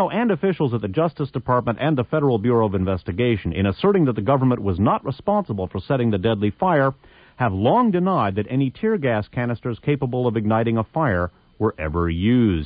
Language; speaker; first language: English; native; English